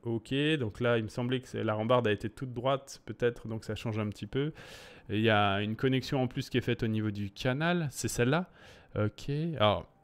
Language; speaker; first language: French; native; French